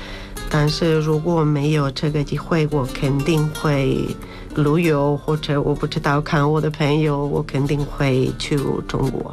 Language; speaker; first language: Chinese; non-native, learner; Spanish